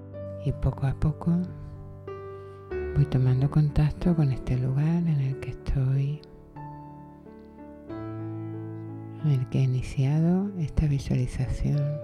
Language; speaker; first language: Spanish; native; Spanish